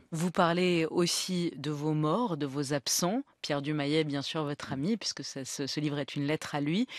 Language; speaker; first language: French; native; French